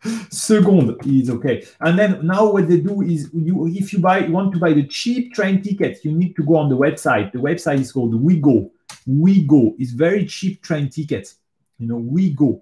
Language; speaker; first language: English; non-native, fluent; French